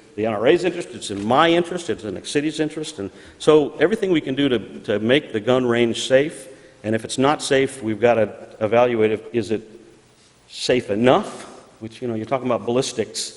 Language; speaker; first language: English; native; English